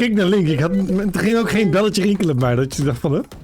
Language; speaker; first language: Dutch; native; Dutch